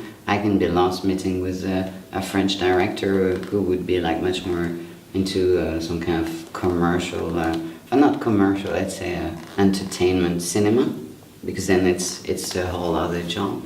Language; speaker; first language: English; non-native, fluent; French